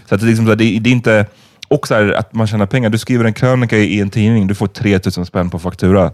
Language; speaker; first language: Swedish; native; Swedish